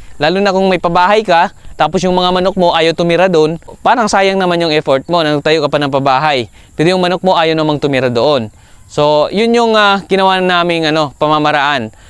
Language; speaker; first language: Filipino; non-native, local second language; Cebuano